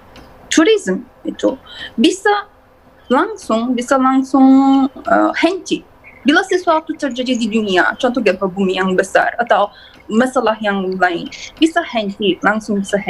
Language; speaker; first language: Indonesian; non-native, learner; Turkish